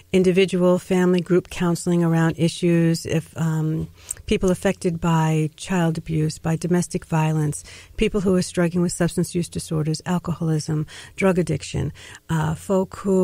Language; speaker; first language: English; native; English